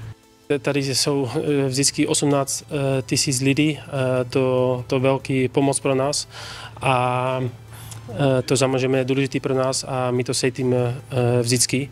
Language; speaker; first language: Czech; non-native, learner; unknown